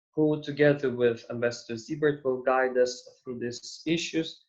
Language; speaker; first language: English; non-native, fluent; Ukrainian